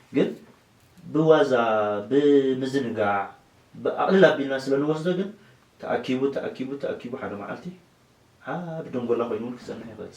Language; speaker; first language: Tigrinya; non-native, local second language; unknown